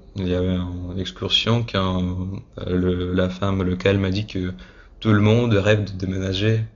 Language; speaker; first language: French; non-native, fluent; Russian